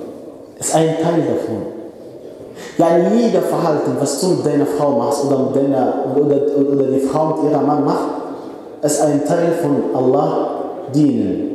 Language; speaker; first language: German; non-native, fluent; Arabic